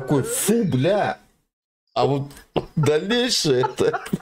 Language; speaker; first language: Russian; native; Russian